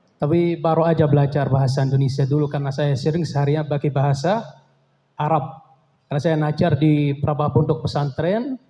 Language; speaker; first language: Indonesian; non-native, learner; Arabic